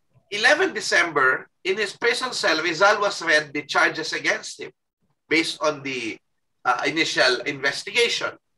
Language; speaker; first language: English; non-native, local second language; Filipino